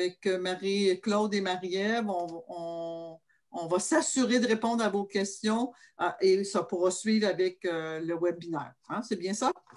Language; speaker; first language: French; native; French